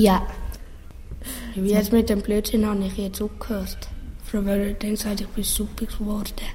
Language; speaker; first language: German; early bilingual, other home language; Italian